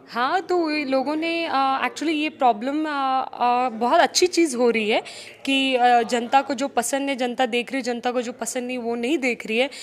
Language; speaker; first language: Hindi; non-native, local second language; Marathi